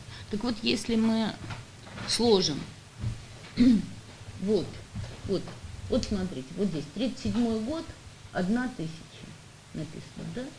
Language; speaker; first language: Russian; native; Russian